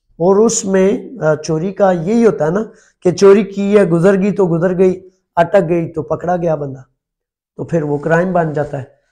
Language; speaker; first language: Urdu; non-native, local second language; Punjabi